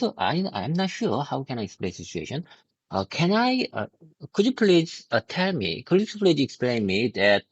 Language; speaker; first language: English; non-native, learner; Korean